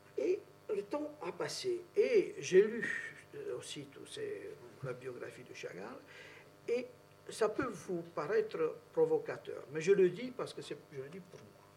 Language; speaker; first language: French; non-native, fluent; Romanian